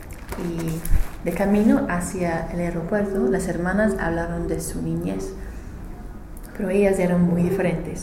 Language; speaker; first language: Spanish; non-native, learner; English